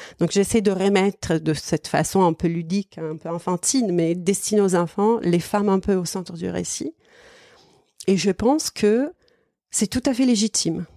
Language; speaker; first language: French; non-native, fluent; Italian